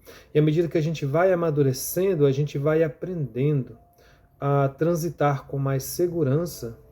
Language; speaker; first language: Portuguese; native; Portuguese